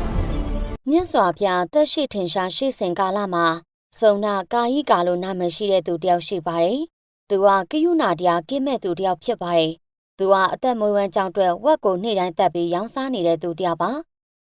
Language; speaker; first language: Burmese; native; Burmese